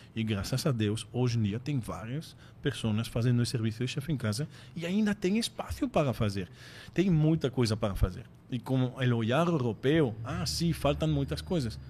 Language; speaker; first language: Portuguese; non-native, fluent; French